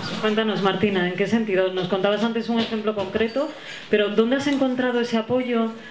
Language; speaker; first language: Spanish; native; Spanish